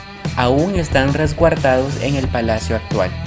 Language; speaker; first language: Spanish; native; Spanish